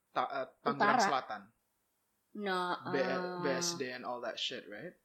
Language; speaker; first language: English; non-native, fluent; Malay